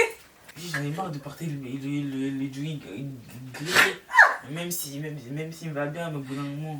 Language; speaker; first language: French; native; French